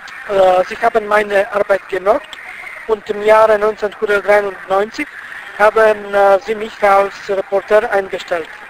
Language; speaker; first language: German; non-native, fluent; Bulgarian